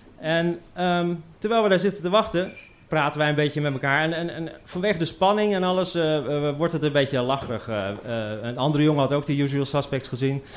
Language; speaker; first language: Dutch; native; Dutch